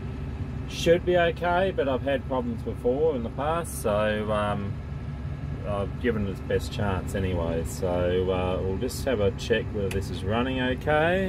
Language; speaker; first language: English; native; English